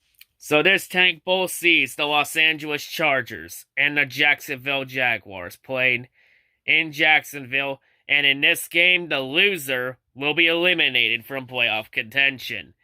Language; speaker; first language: English; native; English